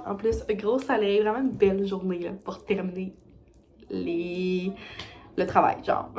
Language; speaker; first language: French; native; French